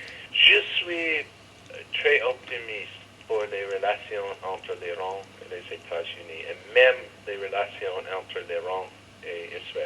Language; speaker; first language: French; non-native, learner; English